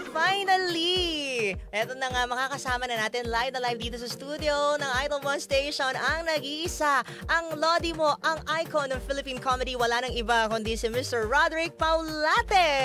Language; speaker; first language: Filipino; non-native, local second language; Masbatenyo